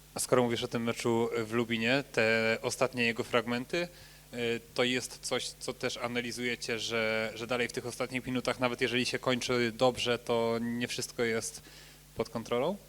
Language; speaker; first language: Polish; native; Polish